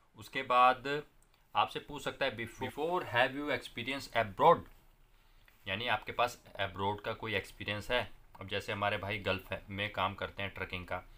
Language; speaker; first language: Hindi; non-native, local second language; Punjabi